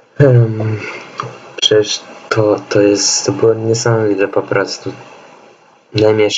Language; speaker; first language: Polish; native; Polish